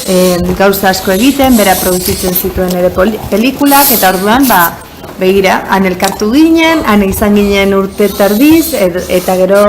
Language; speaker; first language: Basque; non-native, local second language; Spanish